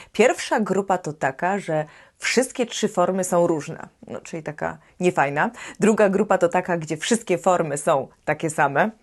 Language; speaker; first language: Polish; native; Polish